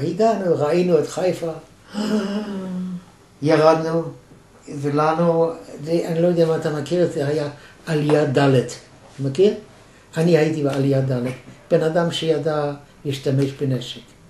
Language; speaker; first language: Hebrew; non-native, fluent; German